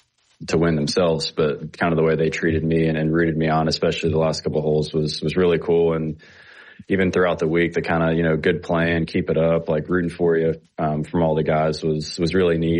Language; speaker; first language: English; native; English